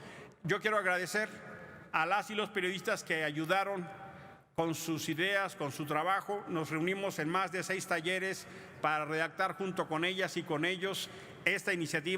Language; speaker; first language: Spanish; native; Spanish